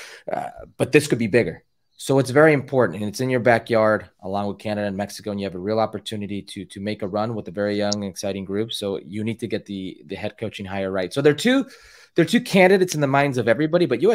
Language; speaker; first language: English; early bilingual, other home language; Spanish